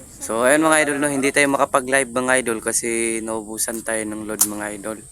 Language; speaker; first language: Filipino; non-native, local second language; Cebuano